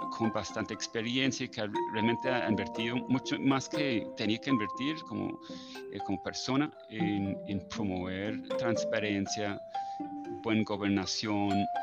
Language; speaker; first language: Spanish; non-native, fluent; English